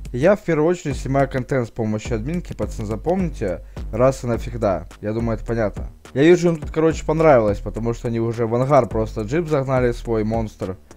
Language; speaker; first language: Russian; native; Russian